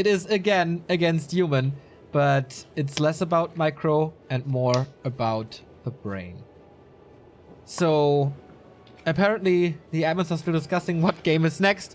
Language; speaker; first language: English; non-native, fluent; German